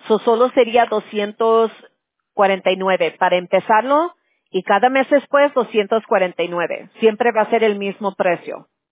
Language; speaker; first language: Spanish; early bilingual, heritage; Spanish